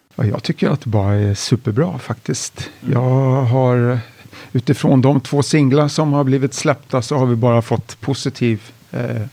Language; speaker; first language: Swedish; early bilingual, other home language; Italian